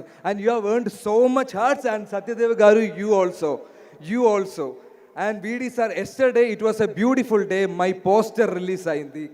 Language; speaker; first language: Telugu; non-native, learner; Malayalam